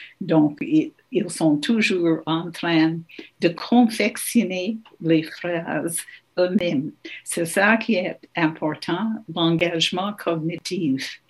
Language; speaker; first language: French; non-native, local second language; English